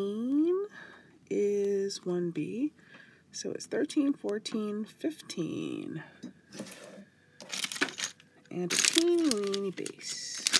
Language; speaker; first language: English; native; English